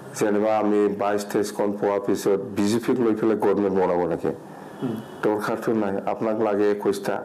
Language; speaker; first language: Assamese; non-native, local second language; Bodo